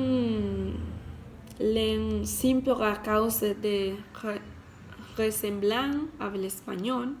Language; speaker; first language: French; non-native, learner; Spanish